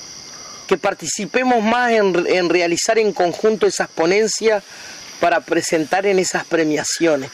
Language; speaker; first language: Spanish; native; Spanish